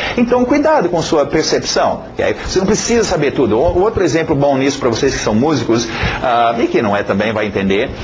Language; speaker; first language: Portuguese; non-native, fluent; English